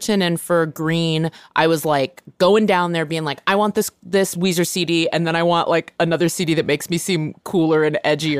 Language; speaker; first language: English; native; English